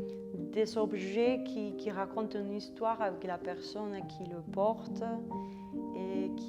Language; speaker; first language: French; non-native, fluent; Spanish